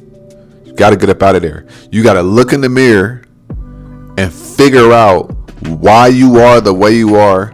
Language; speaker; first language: English; native; English